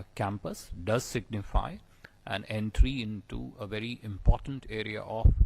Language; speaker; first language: English; non-native, local second language; Hindi